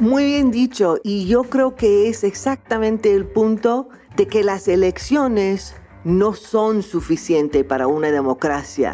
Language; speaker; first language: Spanish; non-native, fluent; English